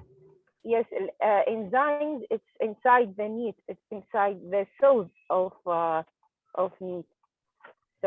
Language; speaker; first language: English; non-native, learner; Arabic